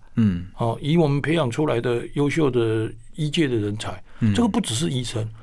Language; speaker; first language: Chinese; native; Chinese